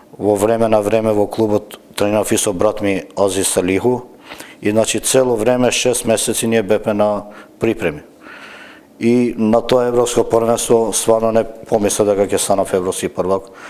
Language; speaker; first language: Macedonian; non-native, local second language; Albanian